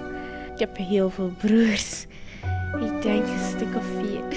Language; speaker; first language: Dutch; early bilingual, other home language; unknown